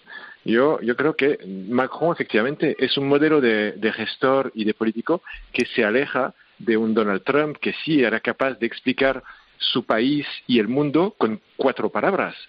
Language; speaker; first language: Spanish; non-native, fluent; French